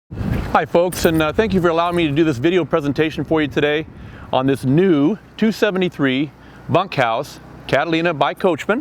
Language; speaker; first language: English; native; English